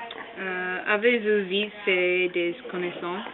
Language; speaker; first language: French; non-native, learner; English